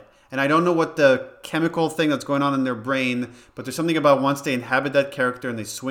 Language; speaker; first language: English; non-native, fluent; Hebrew